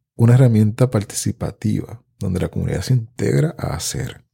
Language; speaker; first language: Spanish; native; Spanish